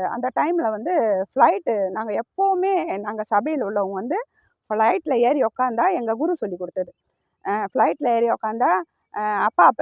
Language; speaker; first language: Tamil; early bilingual, heritage; Tamil